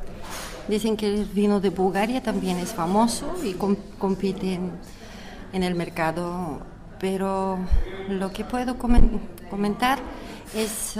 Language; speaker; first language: Spanish; non-native, learner; Bulgarian